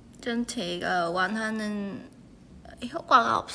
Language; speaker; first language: Korean; non-native, fluent; Chinese